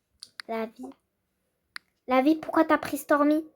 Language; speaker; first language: French; native; French